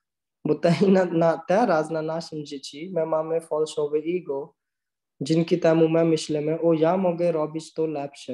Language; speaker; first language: Polish; non-native, learner; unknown